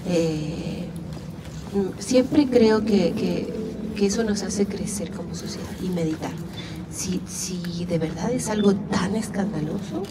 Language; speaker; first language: Spanish; native; Spanish